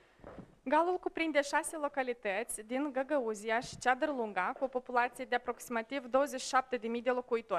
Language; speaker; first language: Romanian; native; Romanian